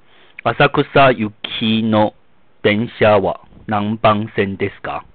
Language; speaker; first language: Japanese; non-native, fluent; Chinese